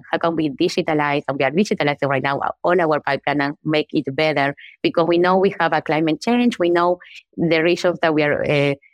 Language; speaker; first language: English; non-native, fluent; Spanish